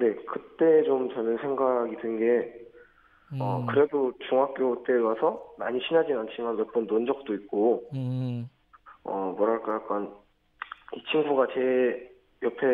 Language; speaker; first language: Korean; native; Korean